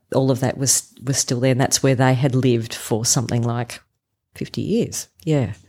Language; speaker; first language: English; non-native, local second language; German